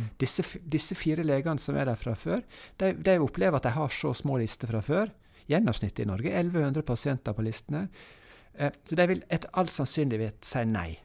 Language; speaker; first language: Norwegian; native; Norwegian